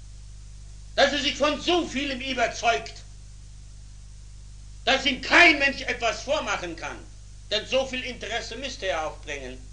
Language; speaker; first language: German; native; German